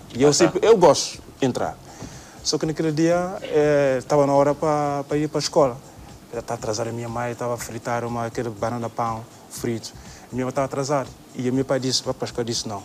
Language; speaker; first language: Portuguese; non-native, learner; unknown